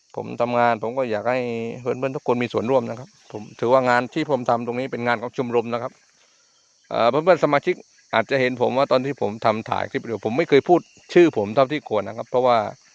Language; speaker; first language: Thai; native; Thai